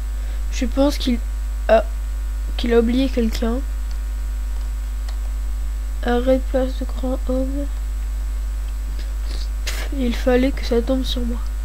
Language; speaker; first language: French; native; French